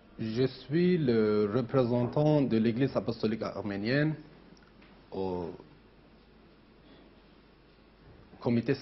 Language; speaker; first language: French; non-native, fluent; Armenian